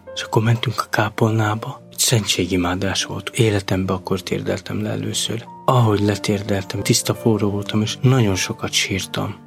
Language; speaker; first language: Hungarian; non-native, local second language; Romany